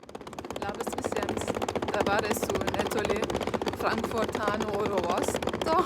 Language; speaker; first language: Lithuanian; non-native, fluent; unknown